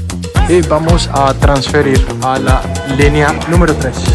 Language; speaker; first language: Spanish; native; Spanish